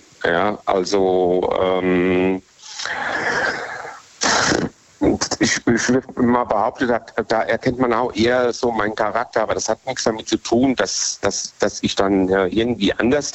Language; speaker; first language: German; native; German